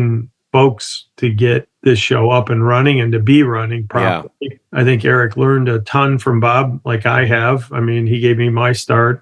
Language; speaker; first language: English; native; English